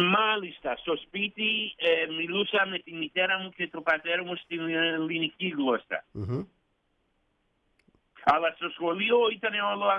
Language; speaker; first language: Greek; early bilingual, heritage; Greek